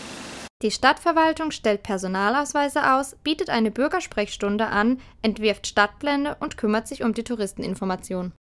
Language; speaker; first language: German; native; German